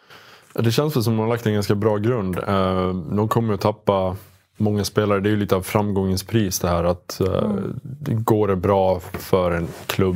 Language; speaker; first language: Swedish; native; Swedish